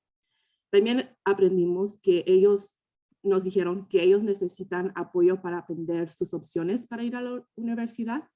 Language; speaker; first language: Spanish; early bilingual, heritage; Spanish